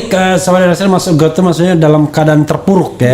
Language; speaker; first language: Indonesian; native; Indonesian